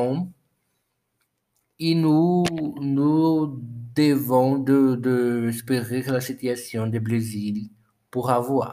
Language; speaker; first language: French; non-native, learner; Portuguese